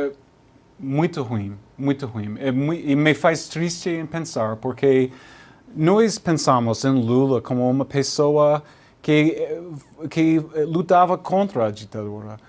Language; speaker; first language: Portuguese; non-native, learner; English